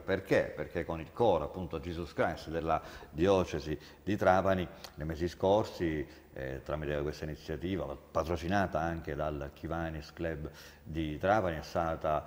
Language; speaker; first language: Italian; native; Italian